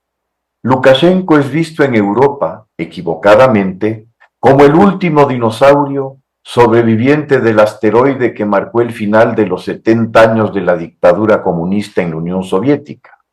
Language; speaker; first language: Spanish; native; Spanish